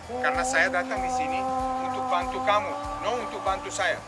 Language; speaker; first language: Indonesian; non-native, learner; Portuguese